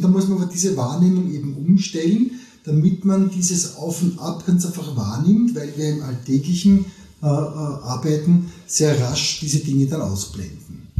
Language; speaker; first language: German; native; German